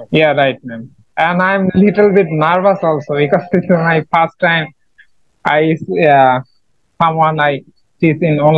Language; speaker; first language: English; non-native, learner; Bangla